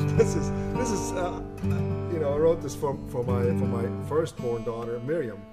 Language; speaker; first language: English; non-native, fluent; German